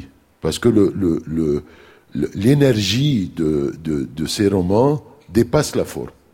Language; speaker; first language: French; non-native, fluent; Arabic